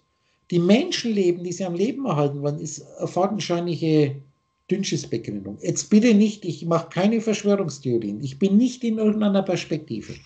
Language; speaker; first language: German; native; German